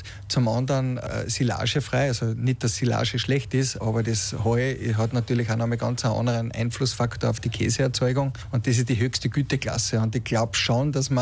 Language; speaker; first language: German; native; German